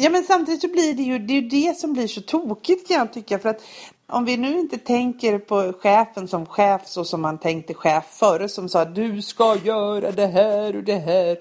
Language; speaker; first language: Swedish; native; Swedish